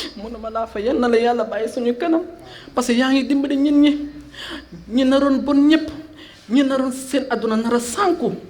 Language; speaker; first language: Wolof; non-native, fluent; Fula